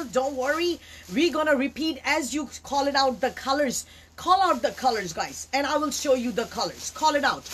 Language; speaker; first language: English; non-native, local second language; Urdu